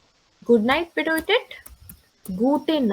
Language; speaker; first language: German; non-native, fluent; Hindi